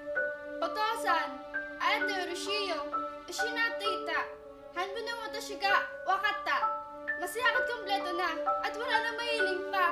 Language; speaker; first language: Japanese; non-native, learner; Filipino